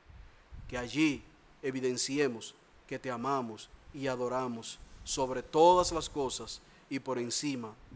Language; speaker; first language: Spanish; native; Spanish